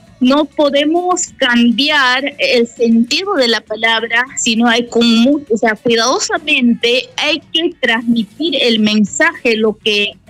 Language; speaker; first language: Spanish; non-native, local second language; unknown